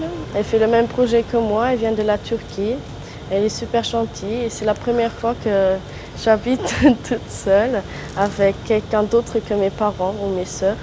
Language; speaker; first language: French; non-native, learner; Luxembourgish